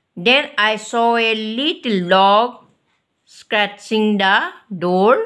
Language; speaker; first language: English; non-native, local second language; Assamese